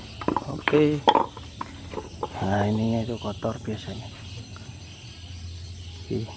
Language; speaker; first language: Indonesian; native; Indonesian